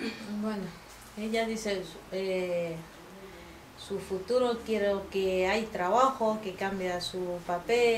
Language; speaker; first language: Spanish; non-native, fluent; Bambara